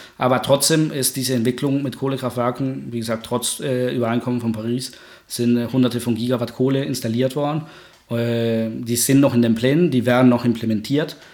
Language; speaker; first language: German; non-native, fluent; Spanish